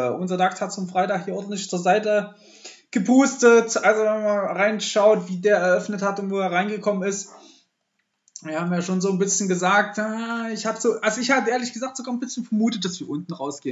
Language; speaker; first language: German; native; German